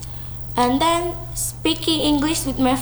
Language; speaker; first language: English; non-native, learner; Indonesian